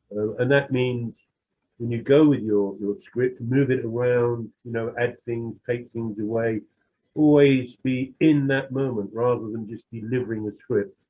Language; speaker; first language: English; native; English